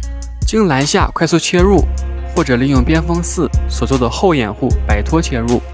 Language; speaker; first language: Chinese; native; Chinese